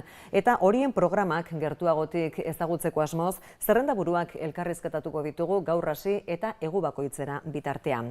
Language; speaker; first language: Basque; native; Basque